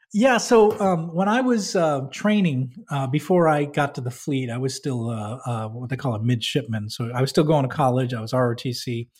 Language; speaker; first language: English; native; English